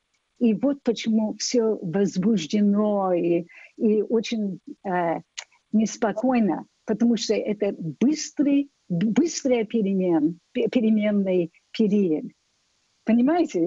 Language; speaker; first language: Russian; non-native, fluent; English